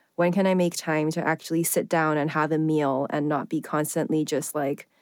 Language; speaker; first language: English; early bilingual, other home language; Chinese